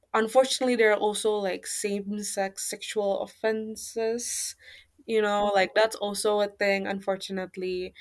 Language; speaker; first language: English; non-native, fluent; Indonesian